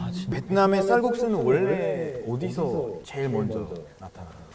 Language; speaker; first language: Korean; non-native, fluent; Spanish